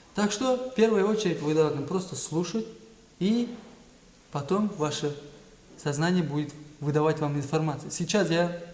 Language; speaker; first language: Russian; non-native, local second language; Kazakh